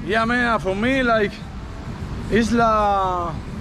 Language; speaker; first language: English; non-native, learner; Spanish